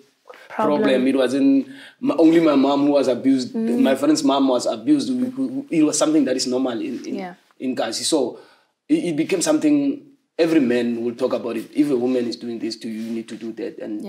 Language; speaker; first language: English; non-native, local second language; Zulu